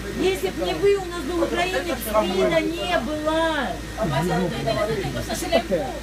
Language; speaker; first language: Russian; native; Russian